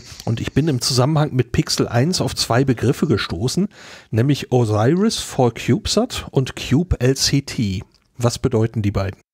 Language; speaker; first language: German; native; German